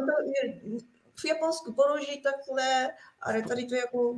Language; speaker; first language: Czech; non-native, learner; Japanese